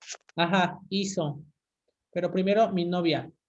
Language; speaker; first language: Spanish; native; Spanish